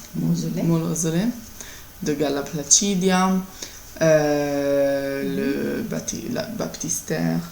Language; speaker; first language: French; non-native, learner; Italian